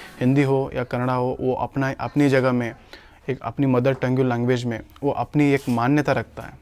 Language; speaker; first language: Hindi; non-native, local second language; Kannada